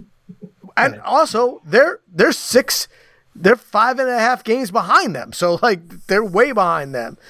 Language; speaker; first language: English; native; English